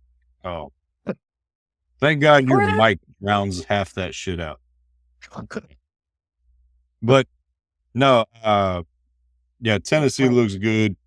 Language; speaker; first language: English; native; English